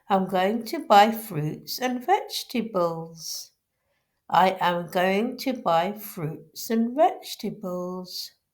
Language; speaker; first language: English; non-native, local second language; Urdu